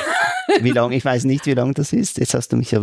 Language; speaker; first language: German; native; German